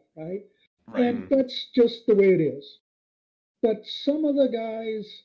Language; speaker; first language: English; native; English